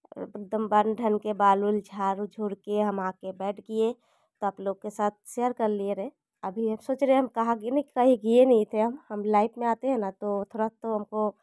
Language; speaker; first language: Hindi; non-native, local second language; Bangla